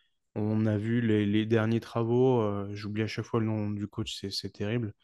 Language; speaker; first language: French; native; French